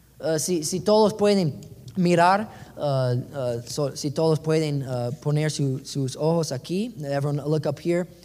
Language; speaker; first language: Spanish; non-native, learner; English